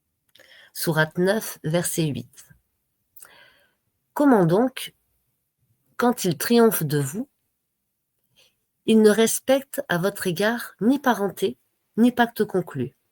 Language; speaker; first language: French; native; French